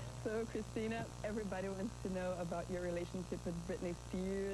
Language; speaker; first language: English; non-native, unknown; Portuguese